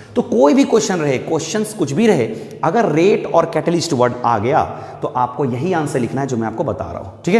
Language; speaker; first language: Hindi; native; Hindi